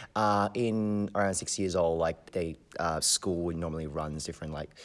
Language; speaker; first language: English; non-native, local second language; Cantonese